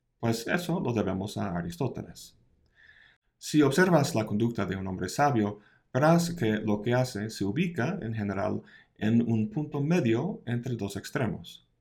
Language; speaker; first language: Spanish; non-native, fluent; English